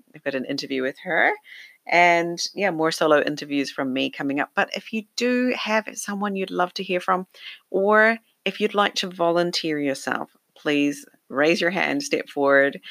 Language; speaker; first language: English; native; English